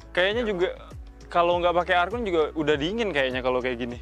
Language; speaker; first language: Indonesian; native; Indonesian